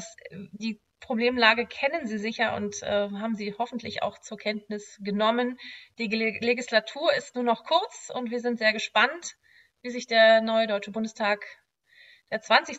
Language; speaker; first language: German; native; German